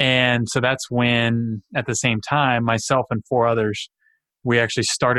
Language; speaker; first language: English; native; English